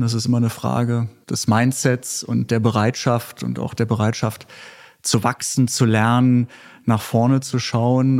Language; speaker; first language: German; native; German